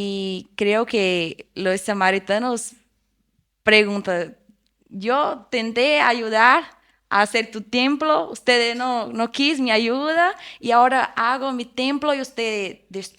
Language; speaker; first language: Spanish; non-native, fluent; Portuguese